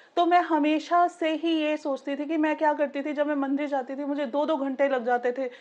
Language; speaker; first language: Hindi; native; Hindi